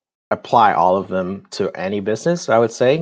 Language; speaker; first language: English; non-native, local second language; Cantonese